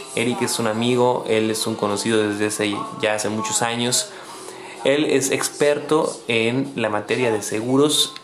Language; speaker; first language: Spanish; native; Spanish